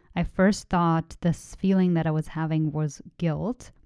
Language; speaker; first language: English; non-native, fluent; German